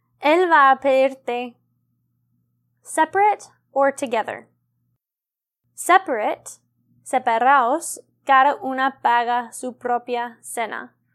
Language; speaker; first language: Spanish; non-native, learner; English